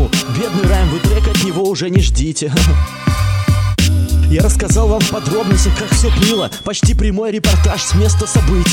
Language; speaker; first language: Russian; native; Russian